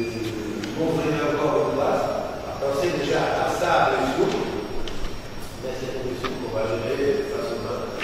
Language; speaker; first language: French; non-native, learner; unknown